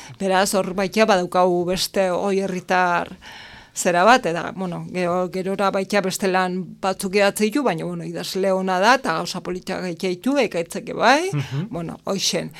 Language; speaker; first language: Basque; native; Basque